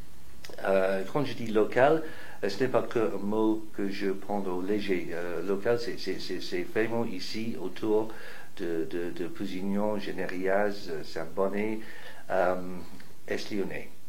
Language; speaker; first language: French; non-native, fluent; English